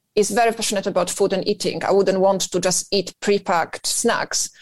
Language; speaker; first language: English; non-native, fluent; Polish